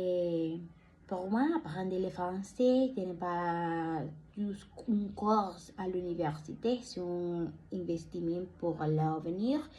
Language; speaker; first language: French; non-native, learner; Spanish